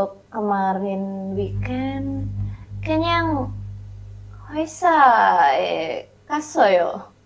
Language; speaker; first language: Korean; non-native, learner; Indonesian